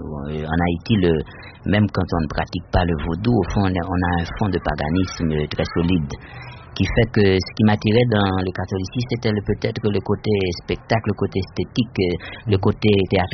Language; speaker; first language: French; non-native, local second language; Haitian Creole